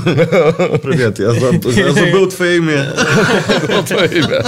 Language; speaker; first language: Russian; non-native, learner; Polish